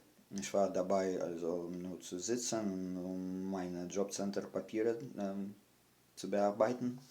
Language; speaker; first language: German; non-native, fluent; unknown